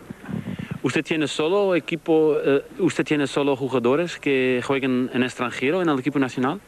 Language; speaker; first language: Spanish; non-native, learner; Dutch